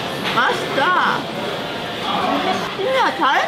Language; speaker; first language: Korean; non-native, learner; Chinese